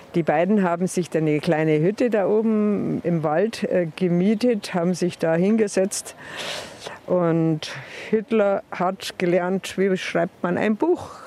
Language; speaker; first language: German; native; German